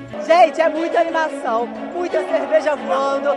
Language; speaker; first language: Portuguese; native; Portuguese